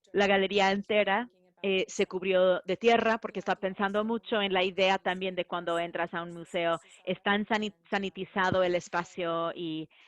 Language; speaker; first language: Spanish; non-native, fluent; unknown